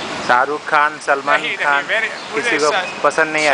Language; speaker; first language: Hindi; native; Hindi